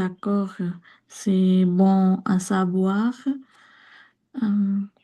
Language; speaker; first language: French; non-native, learner; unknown